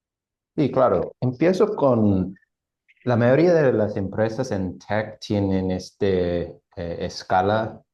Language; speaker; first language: Spanish; non-native, fluent; English